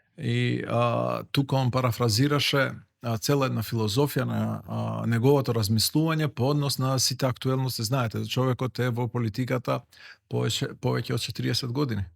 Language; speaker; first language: Macedonian; non-native, local second language; Albanian